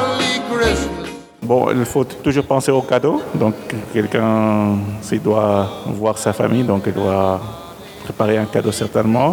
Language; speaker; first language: French; non-native, fluent; Arabic